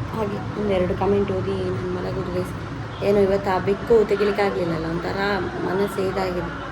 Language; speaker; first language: Kannada; non-native, local second language; Tulu